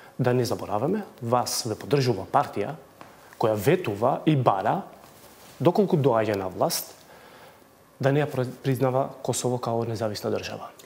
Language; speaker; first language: Macedonian; non-native, local second language; Albanian